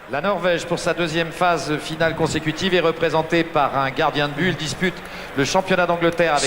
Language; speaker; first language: French; native; French